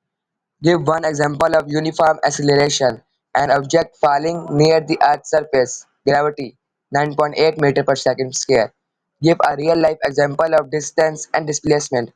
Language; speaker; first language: English; non-native, local second language; Urdu